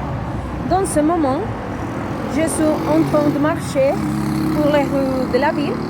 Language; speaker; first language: French; non-native, learner; Spanish